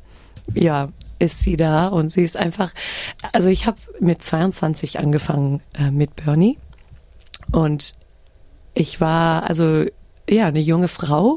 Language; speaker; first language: German; early bilingual, heritage; German